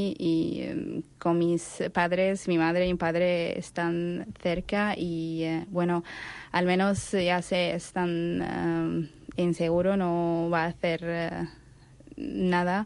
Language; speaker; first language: Spanish; non-native, learner; Arabic